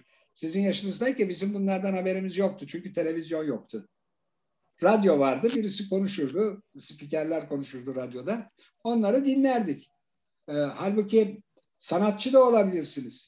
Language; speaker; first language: Turkish; native; Turkish